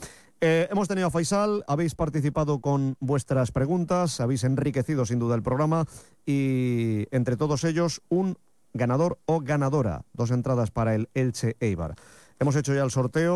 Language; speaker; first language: Spanish; native; Spanish